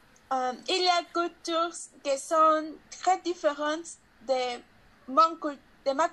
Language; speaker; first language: French; non-native, learner; Spanish